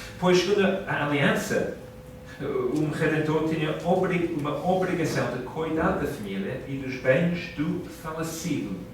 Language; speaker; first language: Portuguese; non-native, fluent; English